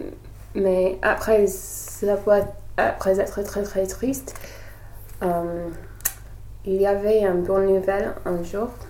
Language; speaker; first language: French; non-native, learner; English